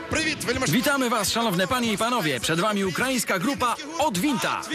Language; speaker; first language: Polish; non-native, learner; Ukrainian